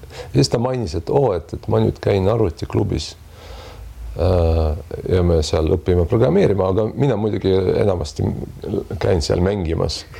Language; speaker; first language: Estonian; non-native, local second language; Russian